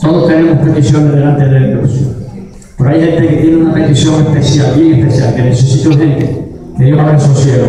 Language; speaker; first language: Spanish; native; Spanish